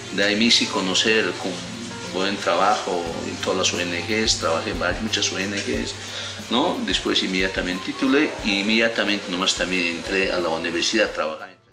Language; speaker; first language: Spanish; non-native, local second language; Aymara